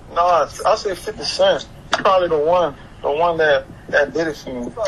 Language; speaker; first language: English; early bilingual, other home language; Haitian Creole